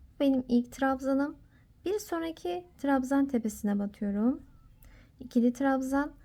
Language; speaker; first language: Turkish; native; Turkish